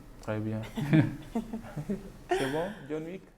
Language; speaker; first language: French; non-native, local second language; Wolof